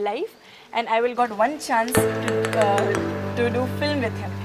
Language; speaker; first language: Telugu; non-native, local second language; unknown